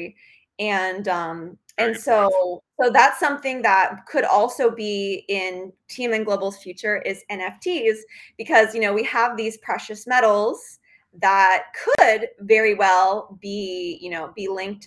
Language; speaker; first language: English; native; English